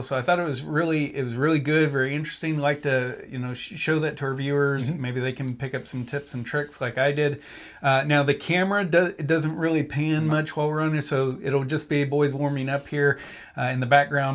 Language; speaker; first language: English; native; English